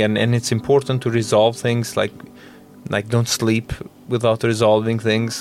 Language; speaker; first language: English; non-native, fluent; Albanian